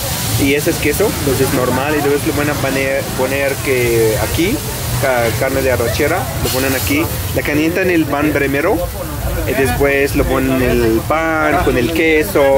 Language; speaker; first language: Spanish; non-native, learner; Arabic